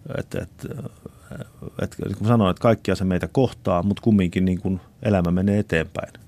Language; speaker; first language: Finnish; native; Finnish